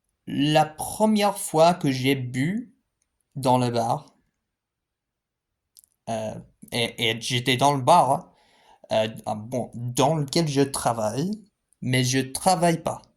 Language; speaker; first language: French; non-native, fluent; English